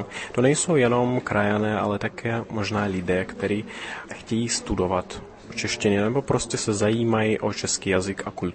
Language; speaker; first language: Czech; early bilingual, heritage; Russian